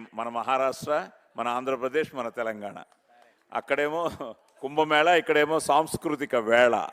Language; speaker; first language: Telugu; native; Telugu